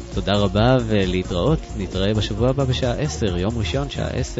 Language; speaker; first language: Hebrew; native; Hebrew